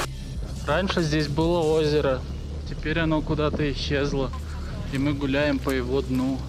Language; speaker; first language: Russian; native; Russian